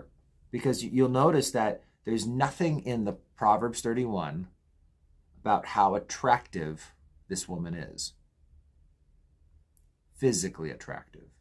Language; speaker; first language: English; native; English